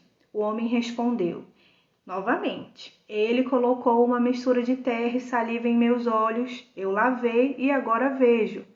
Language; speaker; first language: Portuguese; native; Portuguese